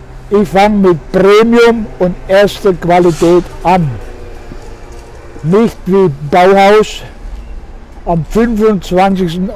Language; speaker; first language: German; native; German